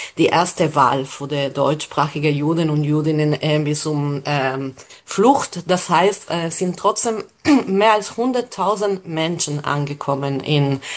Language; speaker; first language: German; non-native, fluent; Spanish